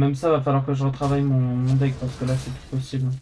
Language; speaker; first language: French; native; French